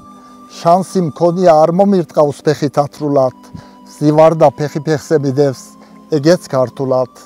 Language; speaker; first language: Georgian; early bilingual, heritage; Georgian